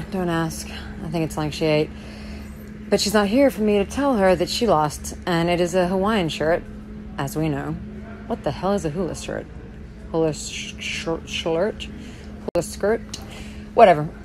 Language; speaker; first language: English; native; English